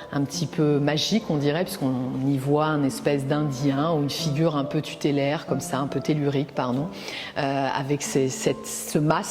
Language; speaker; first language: French; native; French